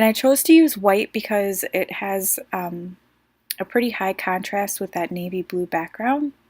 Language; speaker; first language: English; native; English